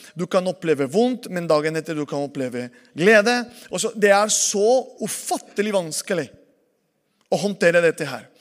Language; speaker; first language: Norwegian; non-native, fluent; Spanish